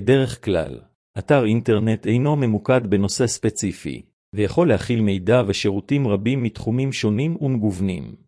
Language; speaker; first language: Hebrew; native; Hebrew